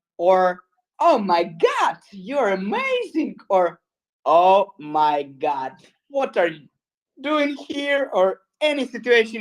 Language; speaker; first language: English; non-native, learner; Ukrainian